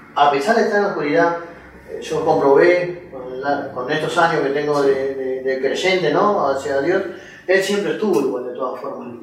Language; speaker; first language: Spanish; native; Spanish